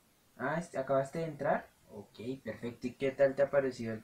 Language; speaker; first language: Spanish; native; Spanish